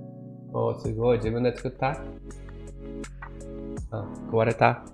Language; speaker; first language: Japanese; non-native, learner; English